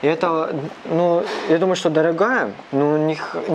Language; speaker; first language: Russian; non-native, learner; Cantonese